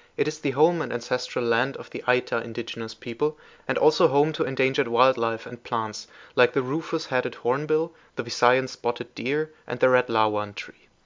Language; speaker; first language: English; non-native, fluent; German